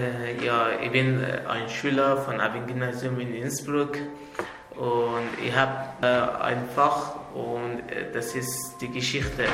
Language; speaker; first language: German; non-native, learner; Azerbaijani